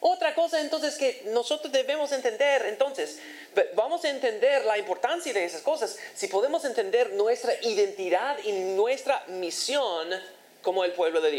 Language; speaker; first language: Spanish; non-native, fluent; English